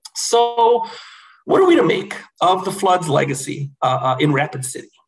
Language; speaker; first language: English; native; English